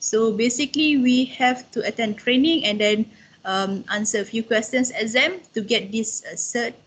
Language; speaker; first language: English; non-native, local second language; Malay